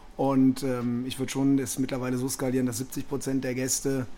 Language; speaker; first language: German; native; German